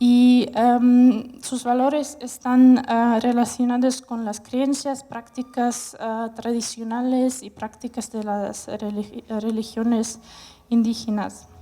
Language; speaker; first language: Spanish; non-native, fluent; Russian